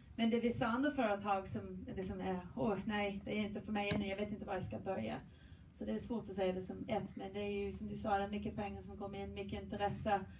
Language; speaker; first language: Swedish; non-native, fluent; English